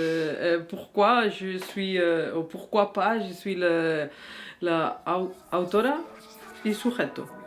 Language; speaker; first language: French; non-native, fluent; Spanish